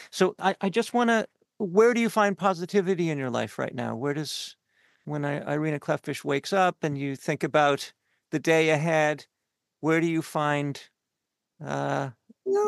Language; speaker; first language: English; native; English